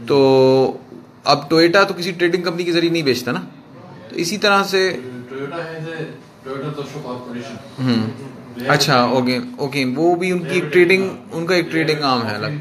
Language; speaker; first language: Urdu; native; Urdu